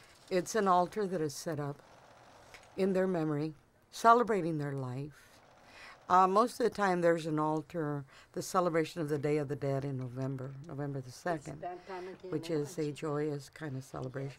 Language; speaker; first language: English; early bilingual, other home language; Spanish